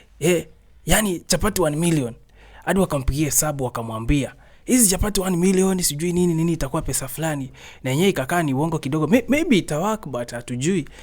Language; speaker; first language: Swahili; native; Swahili